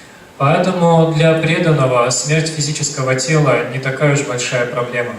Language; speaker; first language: Russian; native; Russian